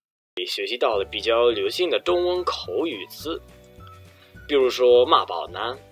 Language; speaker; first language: Chinese; non-native, learner; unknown